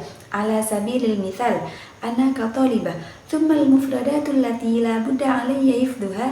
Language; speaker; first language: Arabic; non-native, learner; Indonesian